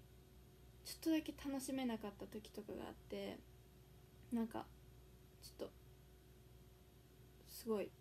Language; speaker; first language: Japanese; native; Japanese